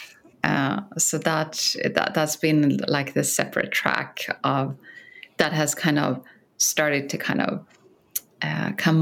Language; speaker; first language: English; non-native, fluent; Swedish